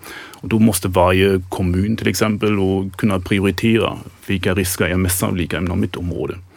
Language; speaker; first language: Swedish; non-native, fluent; German